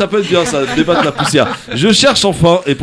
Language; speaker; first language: French; native; French